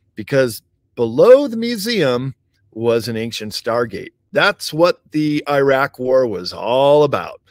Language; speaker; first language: English; native; English